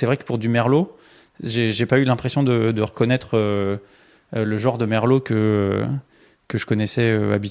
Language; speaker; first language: French; native; French